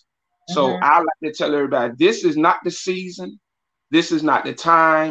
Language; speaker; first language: English; native; English